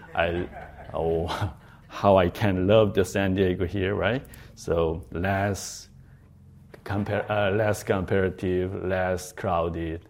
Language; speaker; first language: English; non-native, fluent; Korean